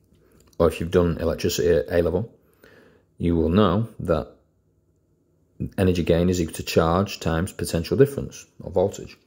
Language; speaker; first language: English; native; English